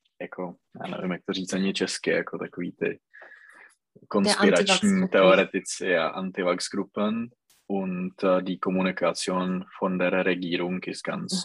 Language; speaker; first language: German; non-native, learner; Czech